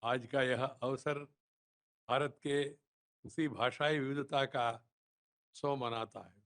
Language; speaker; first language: Hindi; non-native, local second language; Telugu